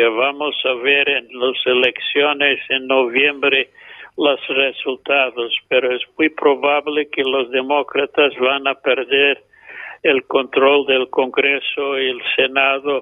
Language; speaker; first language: Spanish; non-native, fluent; English